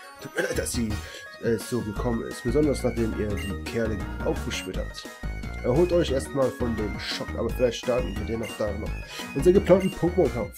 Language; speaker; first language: German; native; German